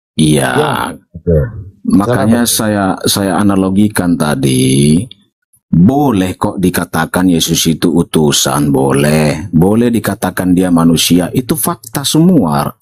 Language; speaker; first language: Indonesian; native; Indonesian